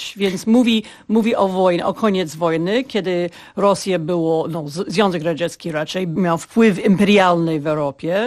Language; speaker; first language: Polish; non-native, fluent; English